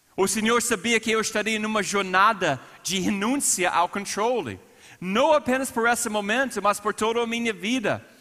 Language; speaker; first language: Portuguese; non-native, fluent; English